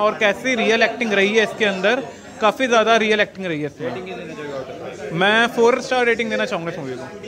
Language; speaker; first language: Hindi; native; Hindi